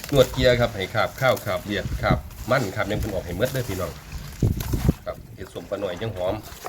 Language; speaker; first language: Thai; native; Thai